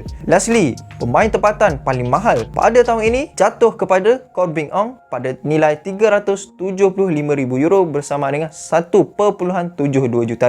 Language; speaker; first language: Malay; native; Malay